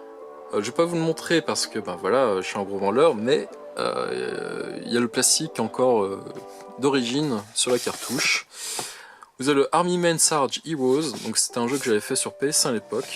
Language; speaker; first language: French; native; French